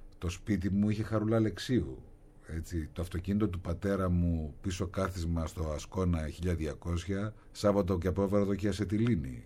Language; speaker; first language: Greek; native; Greek